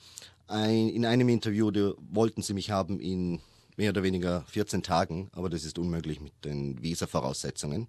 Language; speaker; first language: German; native; German